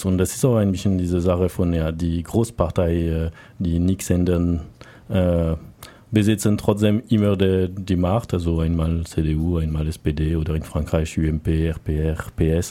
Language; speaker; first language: German; non-native, learner; French